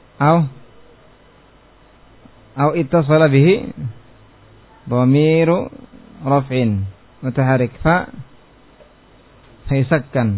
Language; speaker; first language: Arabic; non-native, fluent; Indonesian